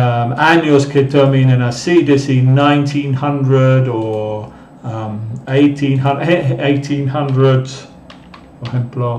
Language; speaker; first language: Spanish; non-native, fluent; English